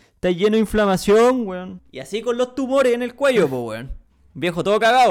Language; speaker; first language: Spanish; native; Spanish